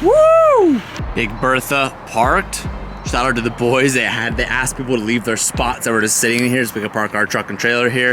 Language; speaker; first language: English; native; English